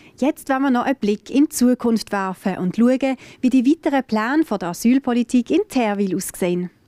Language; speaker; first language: German; native; German